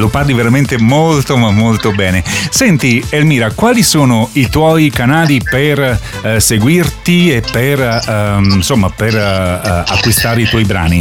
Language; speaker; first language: Italian; native; Italian